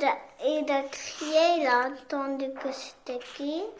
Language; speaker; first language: French; non-native, local second language; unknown